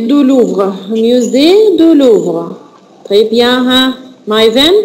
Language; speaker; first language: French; non-native, fluent; Arabic